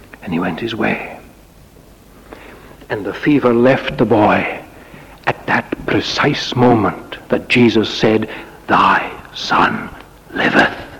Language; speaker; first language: English; native; English